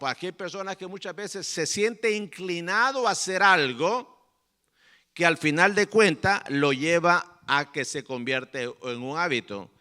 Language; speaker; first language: Spanish; native; Spanish